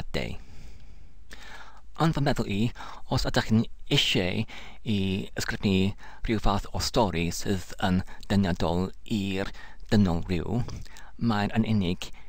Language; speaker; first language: Welsh; non-native, learner; English